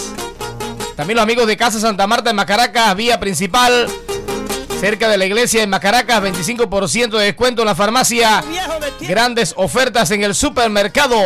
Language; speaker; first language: Spanish; native; Spanish